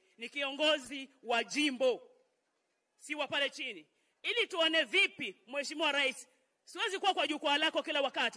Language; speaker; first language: Swahili; native; Swahili